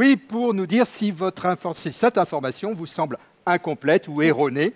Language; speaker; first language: French; native; French